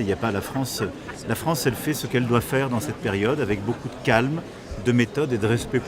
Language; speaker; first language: French; native; French